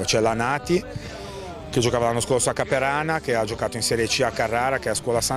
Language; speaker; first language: Italian; native; Italian